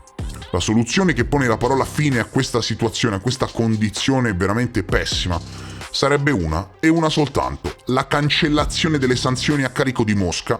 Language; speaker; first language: Italian; native; Italian